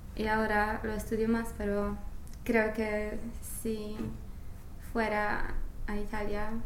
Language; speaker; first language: Spanish; non-native, fluent; English